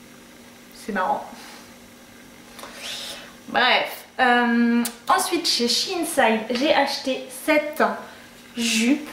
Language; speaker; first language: French; native; French